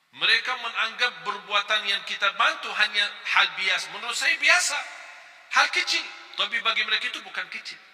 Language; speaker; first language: Malay; non-native, fluent; Arabic